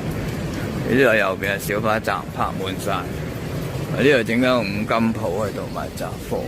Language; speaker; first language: Cantonese; native; Cantonese